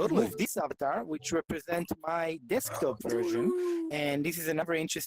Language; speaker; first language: English; non-native, fluent; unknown